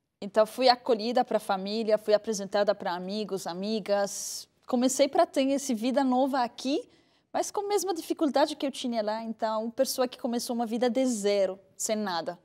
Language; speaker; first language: Portuguese; non-native, fluent; Arabic